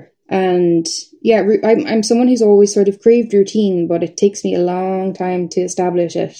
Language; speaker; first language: English; native; English